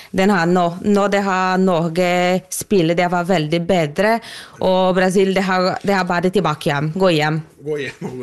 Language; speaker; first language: Norwegian; non-native, learner; Portuguese